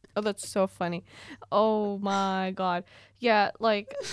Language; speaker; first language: English; early bilingual, other home language; Filipino